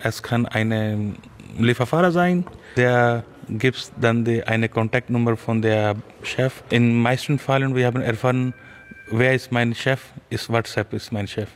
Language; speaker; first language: German; non-native, learner; Urdu